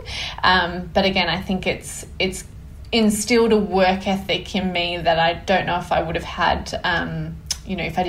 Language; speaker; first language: English; native; English